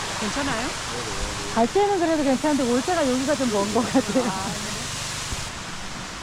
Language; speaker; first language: Korean; native; Korean